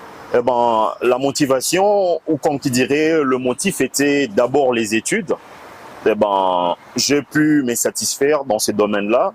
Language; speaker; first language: French; non-native, local second language; Lingala